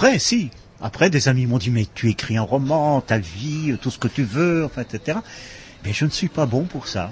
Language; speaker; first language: French; non-native, local second language; Dutch